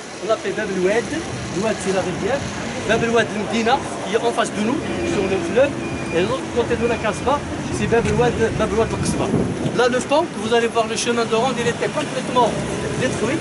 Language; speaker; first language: French; non-native, local second language; Arabic